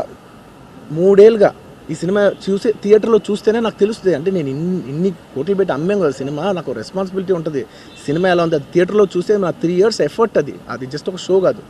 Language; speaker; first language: Telugu; native; Telugu